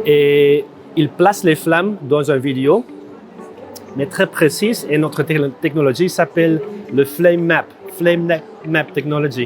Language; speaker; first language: French; non-native, fluent; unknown